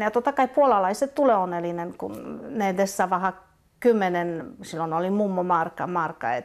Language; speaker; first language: Finnish; non-native, fluent; Polish